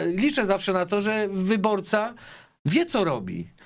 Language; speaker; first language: Polish; native; Polish